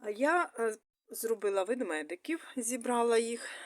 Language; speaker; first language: Ukrainian; non-native, local second language; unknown